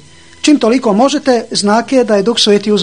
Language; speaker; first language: Croatian; native; Croatian